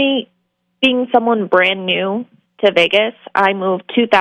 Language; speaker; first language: English; native; English